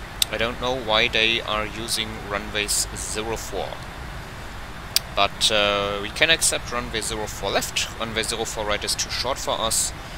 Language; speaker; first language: English; non-native, fluent; German